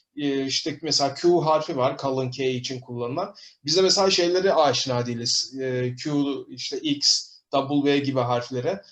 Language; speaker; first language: Turkish; native; Turkish